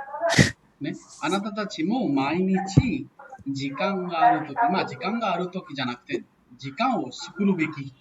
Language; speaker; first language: Japanese; non-native, fluent; Hindi